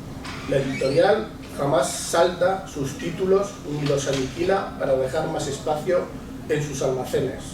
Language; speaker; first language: Spanish; native; Spanish